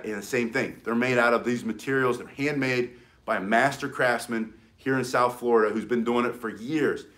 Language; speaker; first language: English; native; English